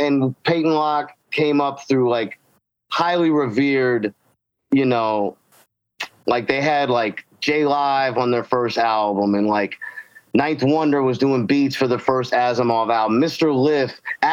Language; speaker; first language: English; native; English